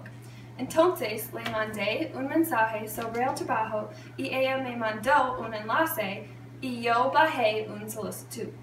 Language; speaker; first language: Spanish; non-native, learner; English